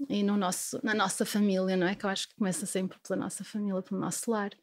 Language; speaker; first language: Portuguese; native; Portuguese